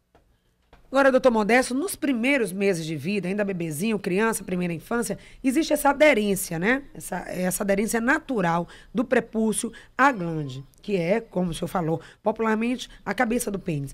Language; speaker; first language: Portuguese; native; Portuguese